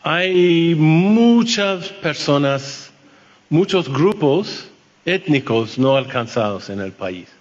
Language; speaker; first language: Spanish; non-native, fluent; French